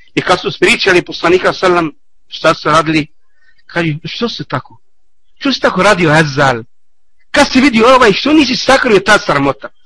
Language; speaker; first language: Bosnian; non-native, learner; Arabic